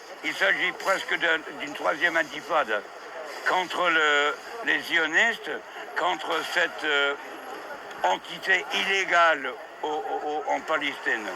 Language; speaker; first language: French; non-native, fluent; English